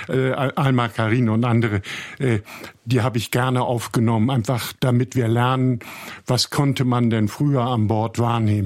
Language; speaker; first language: German; native; German